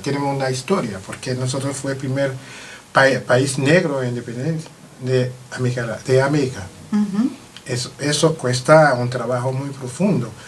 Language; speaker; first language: Spanish; non-native, learner; French